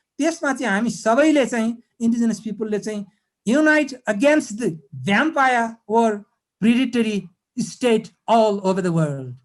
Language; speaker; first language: Nepali; non-native, local second language; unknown